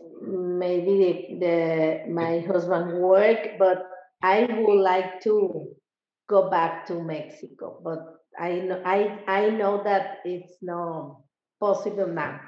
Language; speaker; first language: English; non-native, learner; Spanish